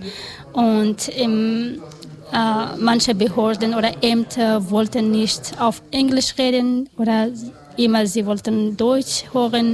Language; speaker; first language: German; non-native, learner; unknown